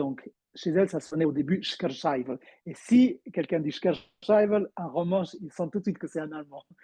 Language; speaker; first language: French; non-native, fluent; Romansh